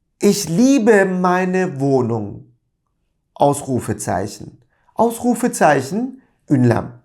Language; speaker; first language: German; non-native, fluent; Turkish